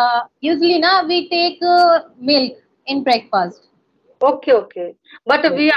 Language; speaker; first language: English; non-native, local second language; Hindi